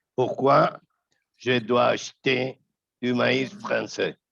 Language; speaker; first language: French; non-native, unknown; Spanish